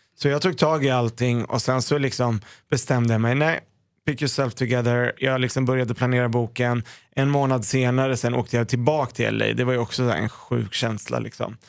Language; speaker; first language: Swedish; early bilingual, other home language; Arabic